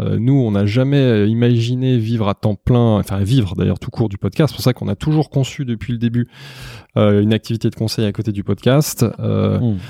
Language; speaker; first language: French; native; French